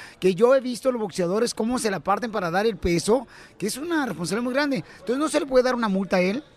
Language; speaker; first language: Spanish; native; Spanish